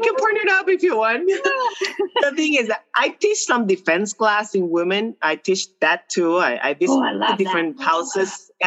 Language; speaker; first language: English; non-native, fluent; Spanish